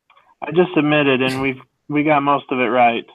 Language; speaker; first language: English; native; English